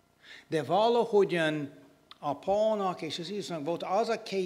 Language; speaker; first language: Hungarian; non-native, fluent; English